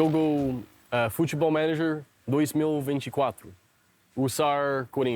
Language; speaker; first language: Portuguese; non-native, learner; English